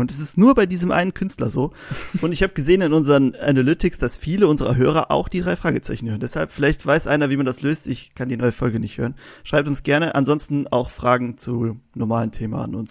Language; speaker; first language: German; native; German